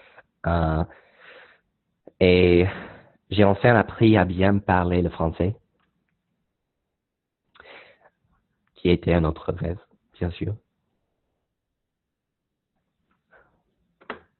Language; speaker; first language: French; non-native, learner; English